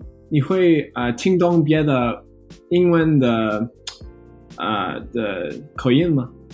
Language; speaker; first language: Chinese; non-native, learner; English